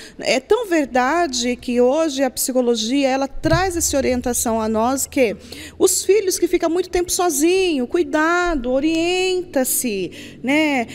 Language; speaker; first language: Portuguese; native; Portuguese